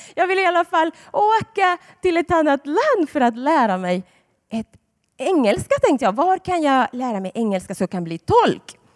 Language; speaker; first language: Swedish; non-native, fluent; Spanish